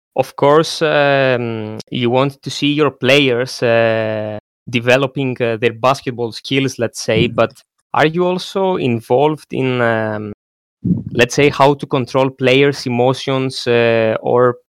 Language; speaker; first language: English; non-native, fluent; Greek